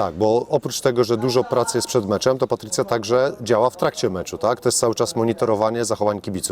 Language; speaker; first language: Polish; native; Polish